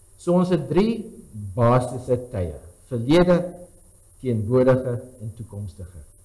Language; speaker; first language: Afrikaans; non-native, local second language; English